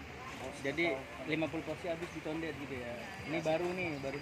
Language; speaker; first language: Indonesian; native; Indonesian